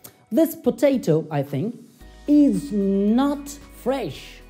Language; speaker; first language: English; non-native, fluent; Turkish